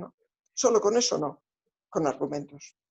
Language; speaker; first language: Spanish; native; Spanish